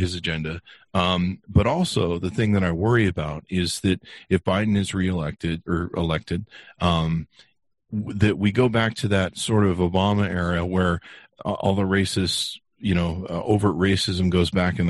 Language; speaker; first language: English; native; English